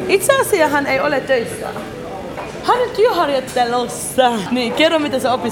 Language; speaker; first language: Finnish; early bilingual, other home language; Arabic